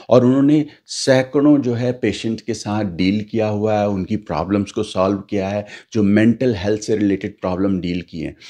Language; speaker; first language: Hindi; native; Hindi